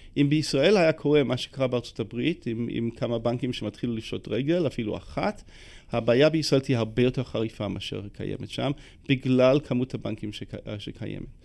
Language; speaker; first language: Hebrew; non-native, fluent; English